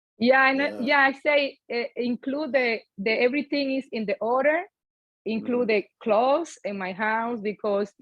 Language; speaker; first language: English; non-native, learner; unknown